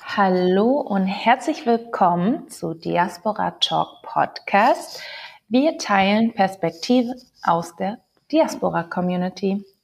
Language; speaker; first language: German; native; German